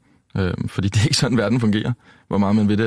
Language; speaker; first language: Danish; native; Danish